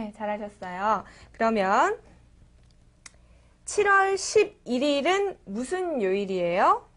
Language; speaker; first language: Korean; native; Korean